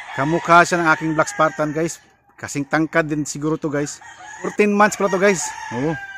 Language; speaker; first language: Filipino; non-native, local second language; Cebuano